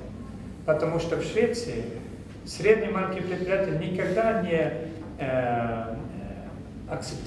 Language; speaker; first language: Russian; non-native, fluent; Swedish